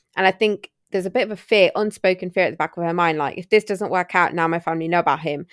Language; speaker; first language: English; early bilingual, other home language; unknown